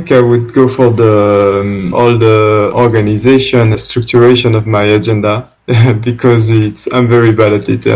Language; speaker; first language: English; non-native, fluent; French